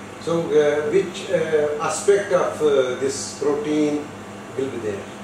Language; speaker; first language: English; non-native, local second language; Kashmiri